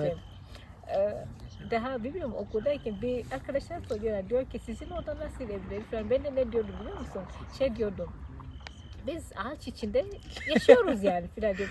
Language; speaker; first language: Turkish; non-native, fluent; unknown